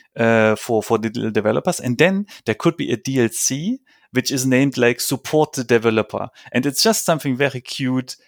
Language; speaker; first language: English; non-native, fluent; German